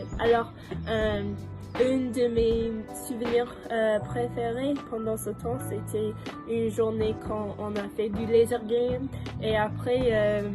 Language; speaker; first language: French; non-native, learner; English